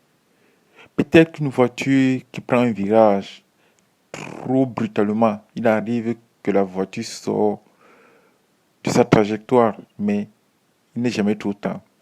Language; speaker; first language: French; native; French